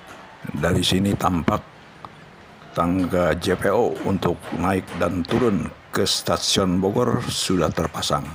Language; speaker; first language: Indonesian; native; Indonesian